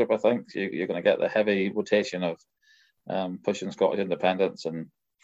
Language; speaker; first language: English; native; English